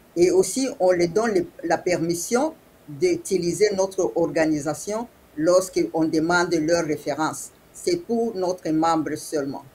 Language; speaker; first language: French; non-native, local second language; Swahili